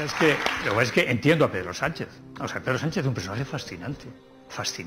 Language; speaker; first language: Spanish; native; Spanish